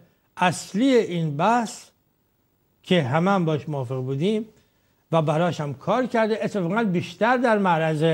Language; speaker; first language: Persian; native; Persian